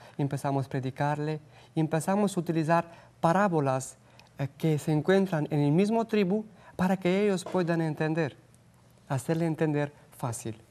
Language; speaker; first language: Spanish; non-native, fluent; Romanian